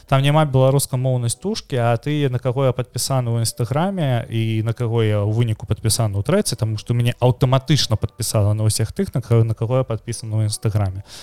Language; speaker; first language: Belarusian; non-native, local second language; Russian